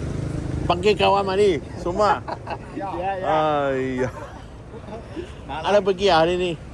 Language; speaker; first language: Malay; non-native, local second language; Chinese